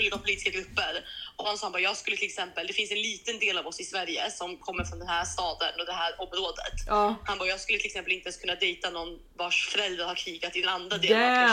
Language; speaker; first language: Swedish; early bilingual, other home language; Kurdish